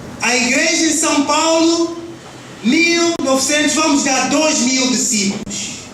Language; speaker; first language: Portuguese; early bilingual, heritage; Portuguese